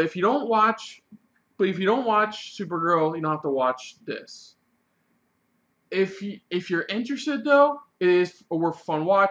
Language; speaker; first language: English; native; English